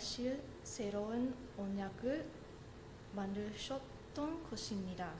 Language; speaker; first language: Korean; non-native, learner; English